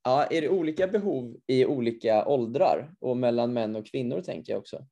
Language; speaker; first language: Swedish; native; Swedish